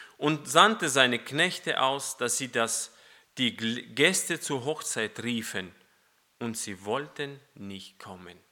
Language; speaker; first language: German; non-native, fluent; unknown